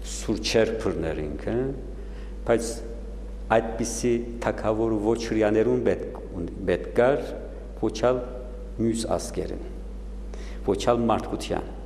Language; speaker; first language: Armenian; early bilingual, heritage; Armenian